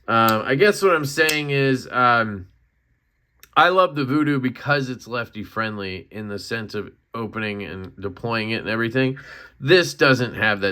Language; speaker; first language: English; native; English